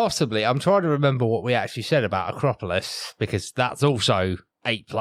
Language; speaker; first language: English; native; English